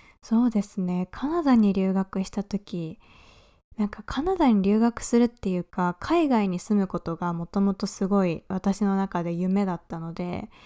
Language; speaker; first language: Japanese; native; Japanese